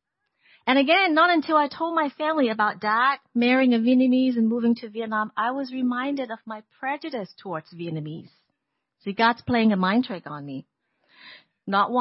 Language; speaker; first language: English; non-native, local second language; Cantonese